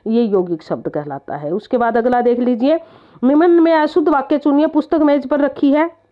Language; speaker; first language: Hindi; native; Hindi